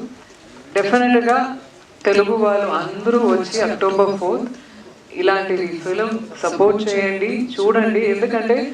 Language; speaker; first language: Telugu; non-native, learner; Tamil